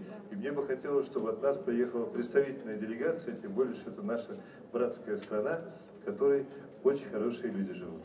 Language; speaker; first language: Russian; native; Russian